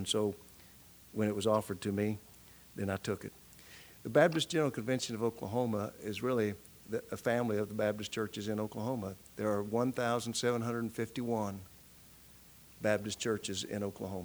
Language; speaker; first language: English; native; English